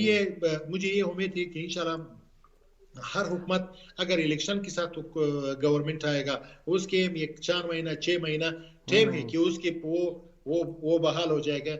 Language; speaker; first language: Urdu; non-native, learner; Pashto